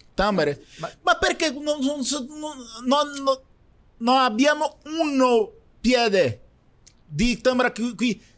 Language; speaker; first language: Italian; non-native, learner; Portuguese